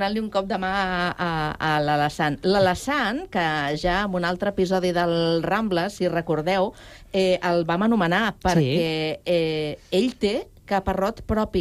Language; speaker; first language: Catalan; native; Catalan